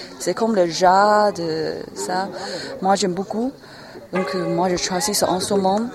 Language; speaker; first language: French; non-native, learner; Chinese